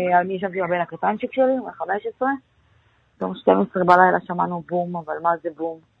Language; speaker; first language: Hebrew; native; Hebrew